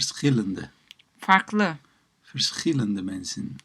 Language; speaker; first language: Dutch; non-native, learner; Turkish